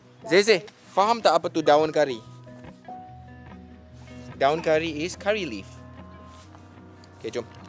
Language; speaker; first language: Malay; non-native, local second language; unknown